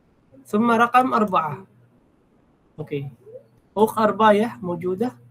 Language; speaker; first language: Arabic; non-native, fluent; Filipino